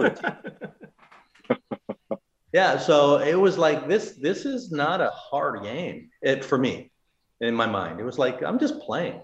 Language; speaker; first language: English; native; English